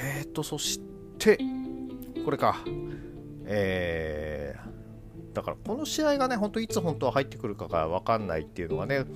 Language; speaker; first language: Japanese; native; Japanese